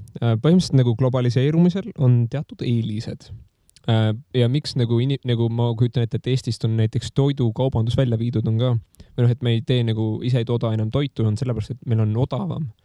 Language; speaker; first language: Estonian; native; Estonian